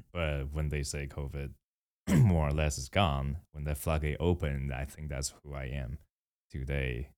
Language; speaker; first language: English; non-native, fluent; Chinese